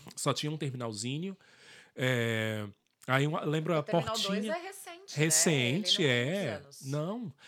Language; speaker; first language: Portuguese; native; Portuguese